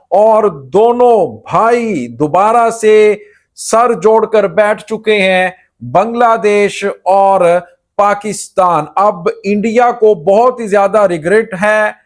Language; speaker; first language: Urdu; native; Urdu